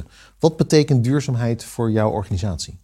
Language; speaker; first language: Dutch; native; Dutch